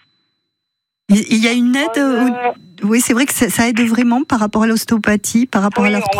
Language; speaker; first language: French; native; French